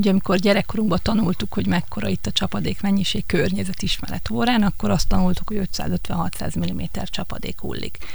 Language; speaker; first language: Hungarian; native; Hungarian